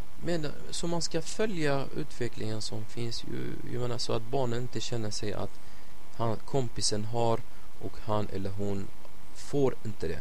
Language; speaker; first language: Swedish; non-native, fluent; Arabic